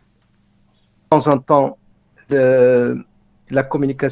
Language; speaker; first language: French; non-native, fluent; Dutch